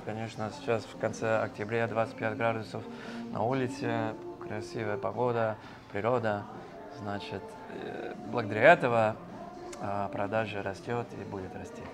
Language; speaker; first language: Russian; non-native, fluent; English